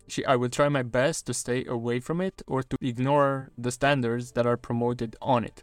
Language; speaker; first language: English; non-native, fluent; Romanian